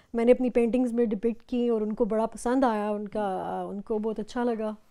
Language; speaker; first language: Urdu; native; Urdu